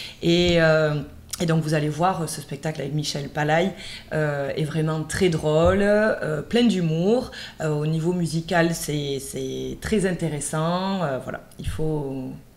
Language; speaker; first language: French; native; French